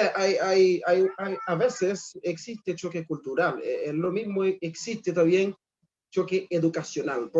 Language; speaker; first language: Spanish; non-native, fluent; Haitian Creole